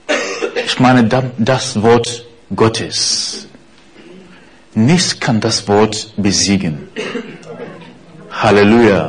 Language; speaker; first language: German; non-native, fluent; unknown